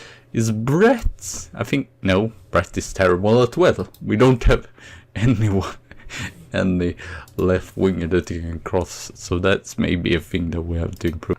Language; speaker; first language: English; non-native, fluent; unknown